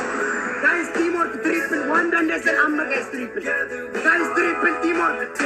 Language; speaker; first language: English; non-native, learner; Oromo